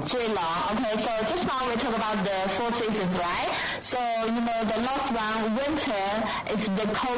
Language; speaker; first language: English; non-native, fluent; Chinese